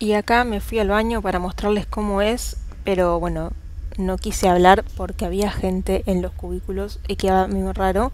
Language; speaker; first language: Spanish; native; Spanish